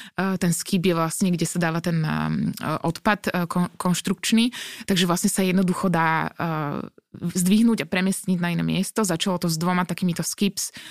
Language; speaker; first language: Slovak; native; Slovak